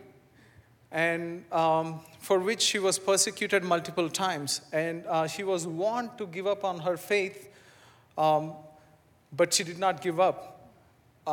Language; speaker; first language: English; non-native, local second language; Telugu